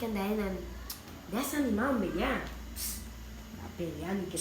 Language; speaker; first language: Spanish; native; Spanish